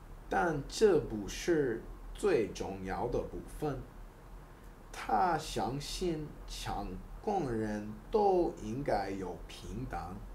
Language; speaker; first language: Chinese; non-native, learner; English